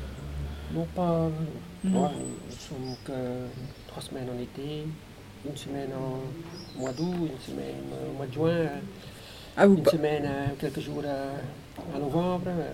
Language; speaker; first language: French; non-native, learner; Dutch